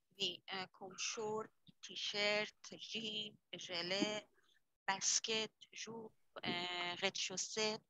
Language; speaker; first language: French; non-native, learner; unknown